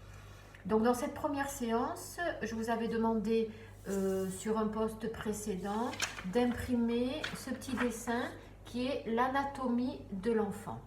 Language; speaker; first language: French; native; French